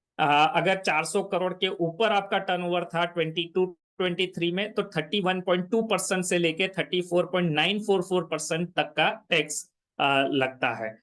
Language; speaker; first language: Hindi; non-native, local second language; Gujarati